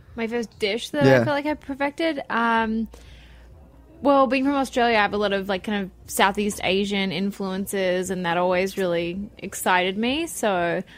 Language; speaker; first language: English; native; English